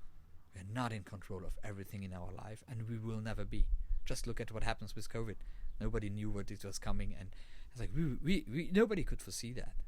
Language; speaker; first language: English; non-native, fluent; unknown